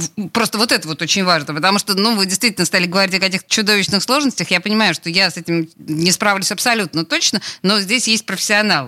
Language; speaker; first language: Russian; native; Russian